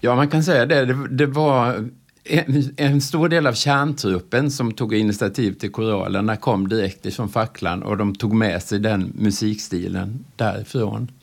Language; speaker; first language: Swedish; native; Swedish